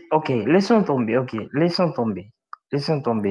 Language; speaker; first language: French; non-native, learner; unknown